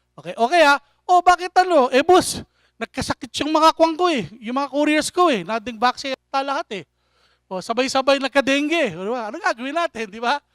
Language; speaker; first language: Filipino; native; Filipino